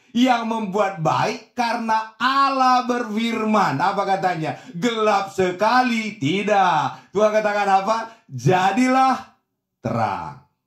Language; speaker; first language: Indonesian; native; Indonesian